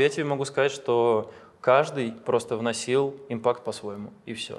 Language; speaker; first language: Russian; native; Russian